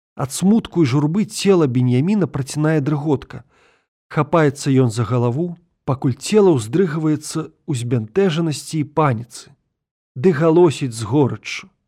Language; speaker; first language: Belarusian; native; Belarusian